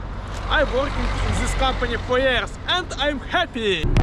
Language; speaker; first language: English; non-native, learner; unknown